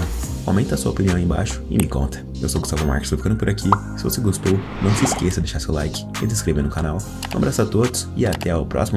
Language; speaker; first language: Portuguese; native; Portuguese